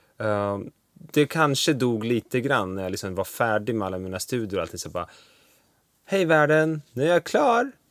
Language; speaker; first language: Swedish; early bilingual, other home language; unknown